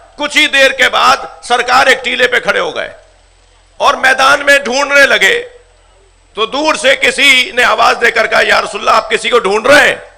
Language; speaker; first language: Urdu; non-native, local second language; Sindhi